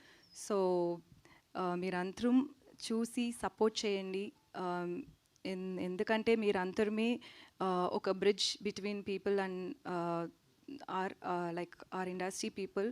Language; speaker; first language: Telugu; non-native, learner; Tamil